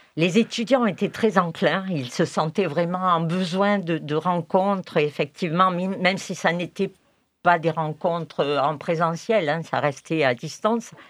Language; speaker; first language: French; native; French